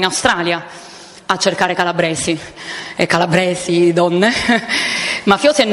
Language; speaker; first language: Italian; native; Italian